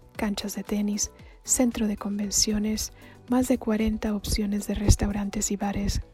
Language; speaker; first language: Spanish; native; Spanish